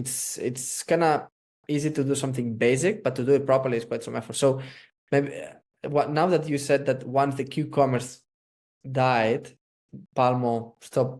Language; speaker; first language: English; non-native, fluent; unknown